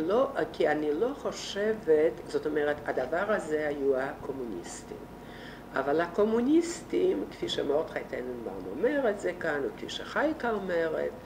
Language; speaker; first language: Hebrew; non-native, fluent; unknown